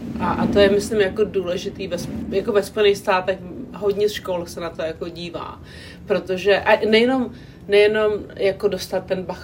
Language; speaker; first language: Czech; non-native, local second language; English